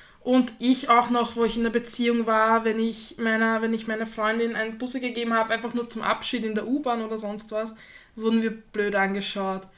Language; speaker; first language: German; early bilingual, other home language; Slovak